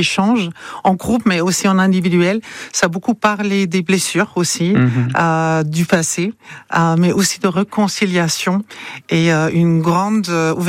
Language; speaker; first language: French; non-native, fluent; German